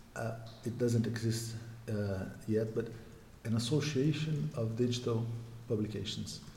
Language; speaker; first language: English; non-native, fluent; Portuguese